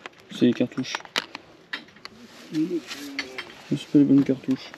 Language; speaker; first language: French; native; French